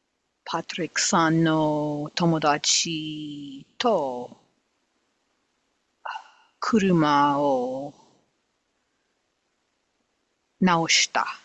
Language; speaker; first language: Japanese; non-native, learner; English